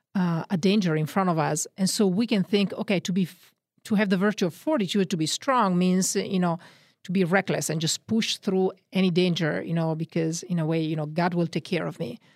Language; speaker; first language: English; non-native, fluent; Italian